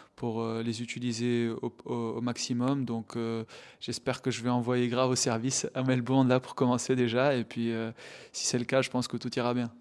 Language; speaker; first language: French; non-native, local second language; Arabic